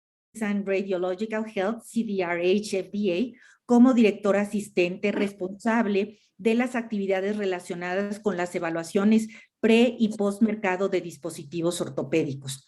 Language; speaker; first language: Spanish; native; Spanish